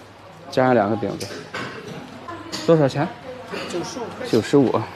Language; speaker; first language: Chinese; native; Chinese